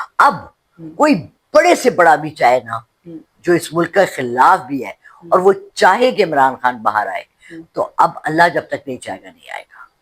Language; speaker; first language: Urdu; native; Urdu